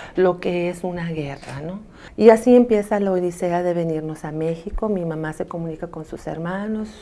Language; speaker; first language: Spanish; early bilingual, other home language; Arabic